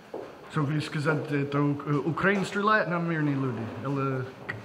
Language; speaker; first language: Russian; non-native, learner; English